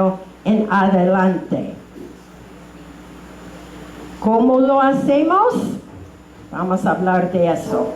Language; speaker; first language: Spanish; non-native, fluent; English